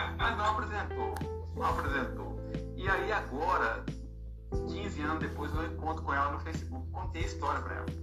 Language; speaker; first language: Portuguese; native; Portuguese